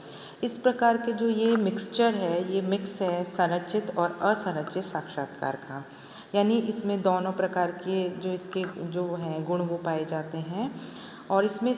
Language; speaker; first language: Hindi; native; Hindi